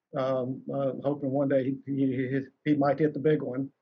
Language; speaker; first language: English; native; English